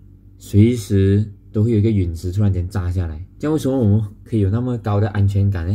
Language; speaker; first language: Chinese; native; Chinese